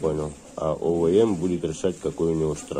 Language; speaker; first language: Russian; native; Russian